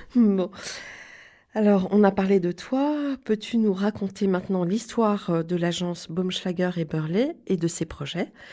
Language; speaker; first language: French; native; French